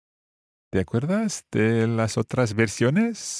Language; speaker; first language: Spanish; non-native, fluent; English